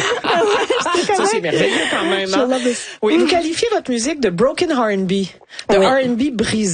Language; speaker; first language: French; native; French